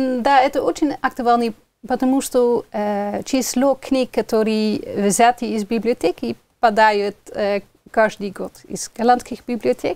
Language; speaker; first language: Russian; non-native, fluent; Dutch